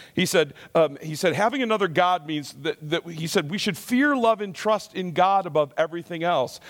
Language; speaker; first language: English; native; English